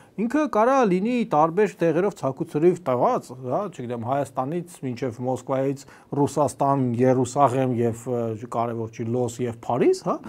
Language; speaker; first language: Armenian; native; Armenian